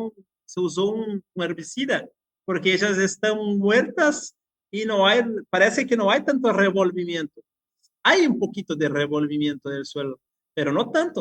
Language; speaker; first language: Spanish; non-native, fluent; Portuguese